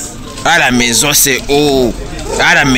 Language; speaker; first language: French; non-native, learner; Rundi